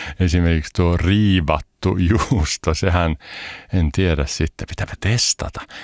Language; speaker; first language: Finnish; early bilingual, heritage; Finnish